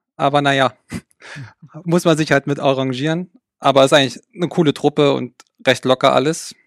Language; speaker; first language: German; native; German